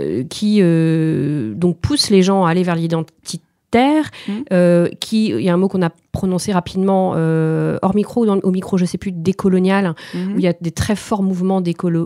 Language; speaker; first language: French; native; French